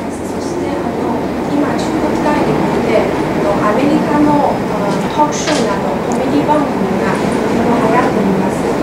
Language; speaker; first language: Japanese; non-native, fluent; Chinese